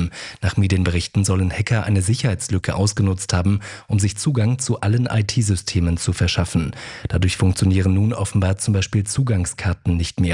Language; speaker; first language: German; native; German